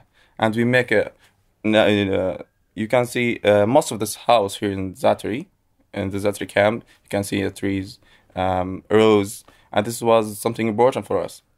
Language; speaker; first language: English; non-native, local second language; Arabic